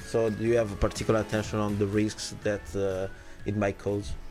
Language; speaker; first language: English; non-native, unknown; Italian